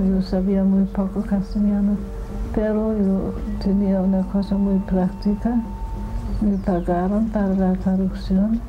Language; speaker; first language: Spanish; non-native, fluent; German